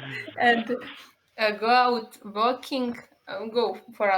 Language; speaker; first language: English; non-native, learner; Serbian